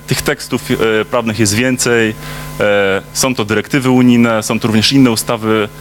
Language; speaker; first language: Polish; native; Polish